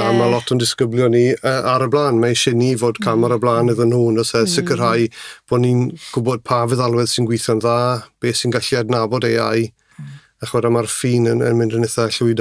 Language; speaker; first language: Welsh; native; Welsh